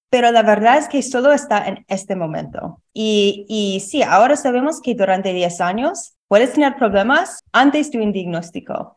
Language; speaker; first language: Spanish; non-native, learner; English